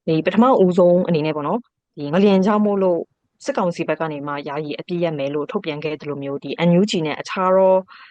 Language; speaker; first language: Burmese; non-native, local second language; Kachin